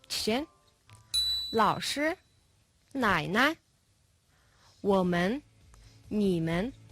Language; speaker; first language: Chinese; non-native, fluent; Mongolian